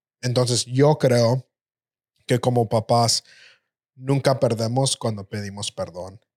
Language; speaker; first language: Spanish; early bilingual, heritage; Spanish